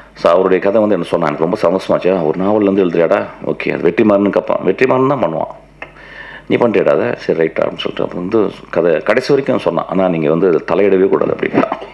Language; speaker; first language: Tamil; non-native, local second language; Malayalam